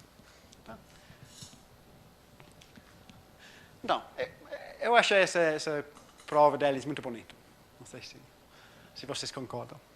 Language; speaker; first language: Portuguese; non-native, fluent; English